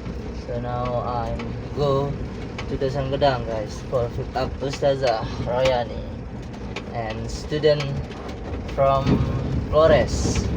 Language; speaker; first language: English; non-native, learner; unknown